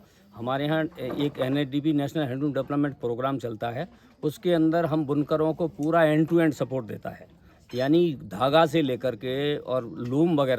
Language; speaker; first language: Hindi; native; Hindi